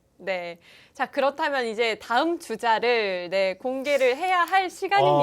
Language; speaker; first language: Korean; native; Korean